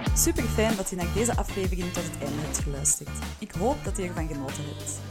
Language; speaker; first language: Dutch; native; Dutch